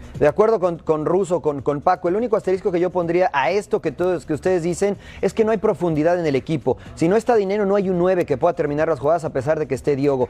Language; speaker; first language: Spanish; native; Spanish